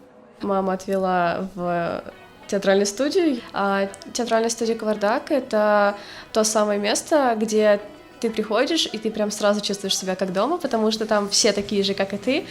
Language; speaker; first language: Russian; native; Russian